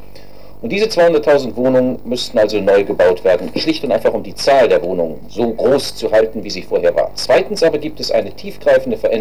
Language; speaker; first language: German; native; German